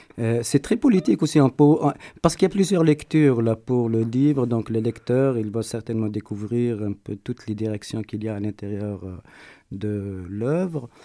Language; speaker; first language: French; non-native, local second language; Berber languages